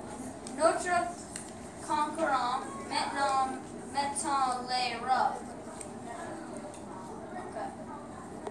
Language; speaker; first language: French; non-native, learner; English